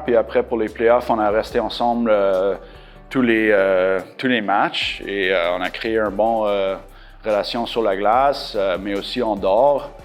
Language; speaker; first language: French; non-native, local second language; English